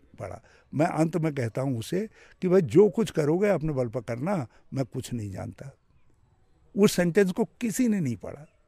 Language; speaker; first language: Hindi; native; Hindi